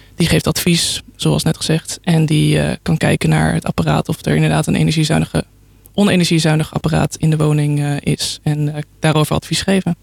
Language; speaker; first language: Dutch; native; Dutch